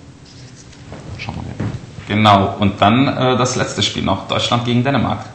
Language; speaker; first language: German; native; German